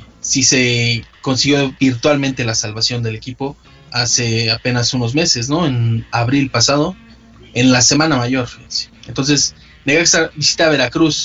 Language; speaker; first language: Spanish; native; Spanish